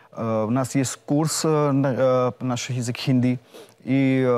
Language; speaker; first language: Russian; non-native, fluent; Hindi